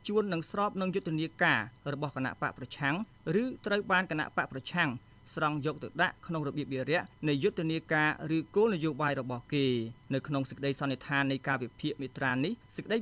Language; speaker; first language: Khmer; native; Khmer